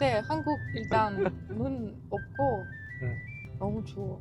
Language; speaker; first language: Korean; non-native, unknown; Ukrainian